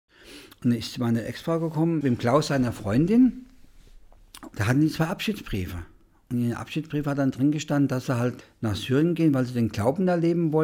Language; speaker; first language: German; native; German